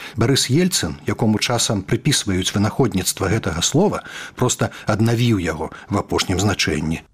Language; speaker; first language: Belarusian; native; Belarusian